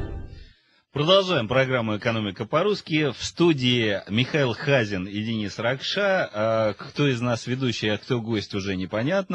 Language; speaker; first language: Russian; native; Russian